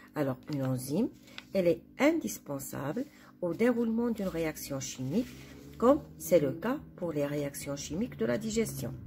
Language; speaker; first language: French; non-native, local second language; Arabic